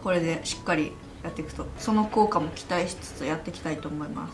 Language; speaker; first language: Japanese; native; Japanese